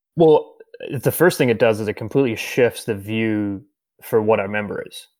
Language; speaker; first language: English; native; English